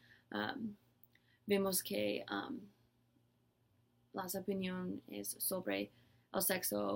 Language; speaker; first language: Spanish; non-native, learner; English